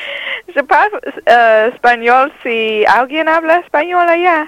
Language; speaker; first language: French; non-native, learner; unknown